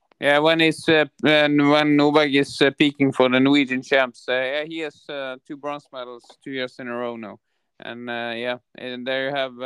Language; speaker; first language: English; non-native, fluent; Norwegian